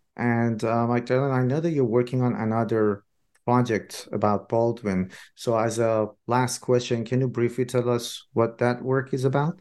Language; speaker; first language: English; non-native, fluent; Persian